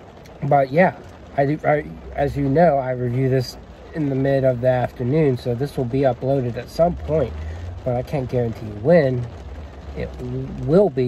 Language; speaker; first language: English; native; English